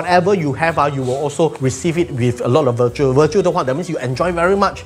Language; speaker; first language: English; non-native, local second language; Chinese